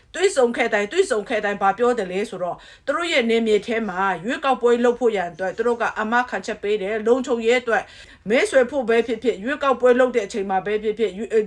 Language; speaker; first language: Burmese; native; Burmese